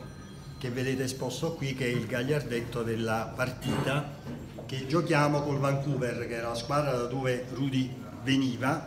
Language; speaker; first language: Italian; native; Italian